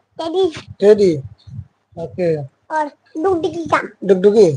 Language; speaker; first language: Hindi; non-native, local second language; Bangla